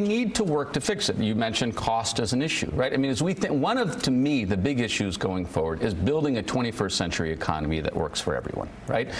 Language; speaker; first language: English; native; English